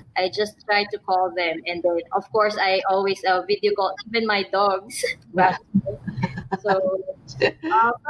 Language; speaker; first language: English; non-native, local second language; Filipino